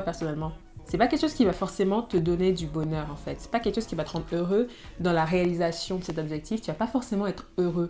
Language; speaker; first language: French; native; French